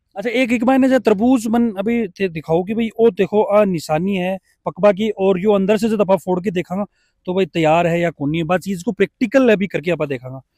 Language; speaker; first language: Hindi; native; Hindi